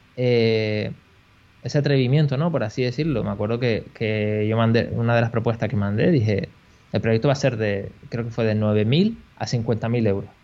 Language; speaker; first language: Spanish; native; Spanish